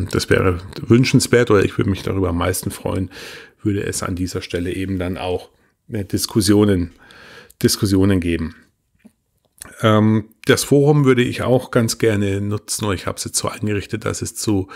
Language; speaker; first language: German; native; German